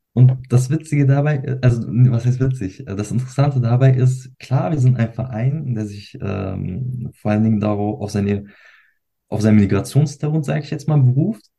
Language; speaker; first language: German; early bilingual, other home language; Turkish